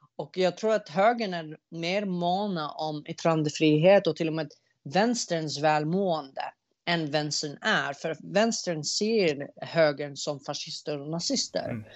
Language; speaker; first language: Swedish; early bilingual, other home language; Arabic